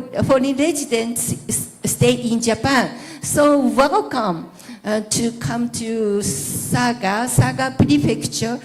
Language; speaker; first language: English; non-native, learner; Japanese